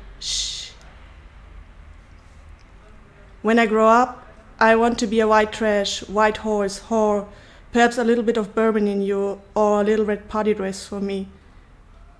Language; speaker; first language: English; non-native, fluent; German